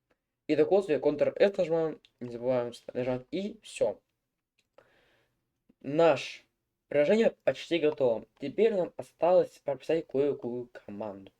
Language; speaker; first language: Russian; native; Russian